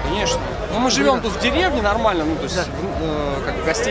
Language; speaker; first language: Russian; native; Russian